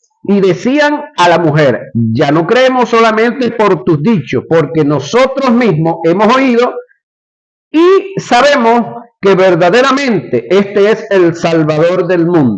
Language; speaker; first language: Spanish; native; Spanish